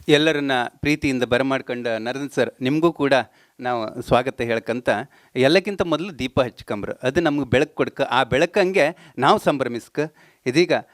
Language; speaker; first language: Kannada; native; Kannada